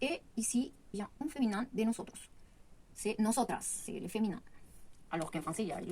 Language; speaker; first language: French; non-native, fluent; Spanish